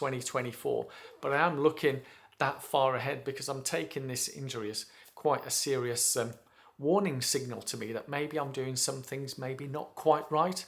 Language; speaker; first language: English; native; English